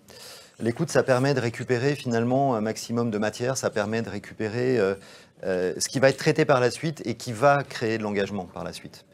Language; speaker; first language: French; native; French